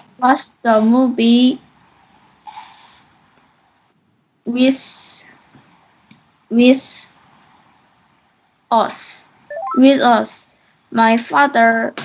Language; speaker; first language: English; non-native, learner; Korean